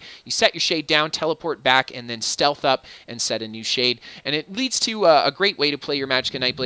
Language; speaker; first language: English; native; English